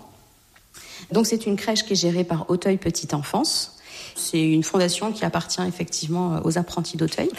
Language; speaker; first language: French; native; French